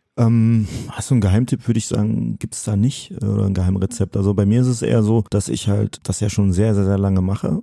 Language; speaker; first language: German; early bilingual, other home language; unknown